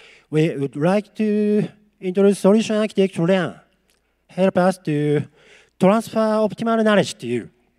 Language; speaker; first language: English; non-native, learner; Japanese